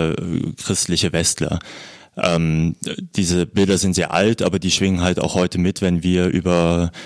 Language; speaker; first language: German; native; German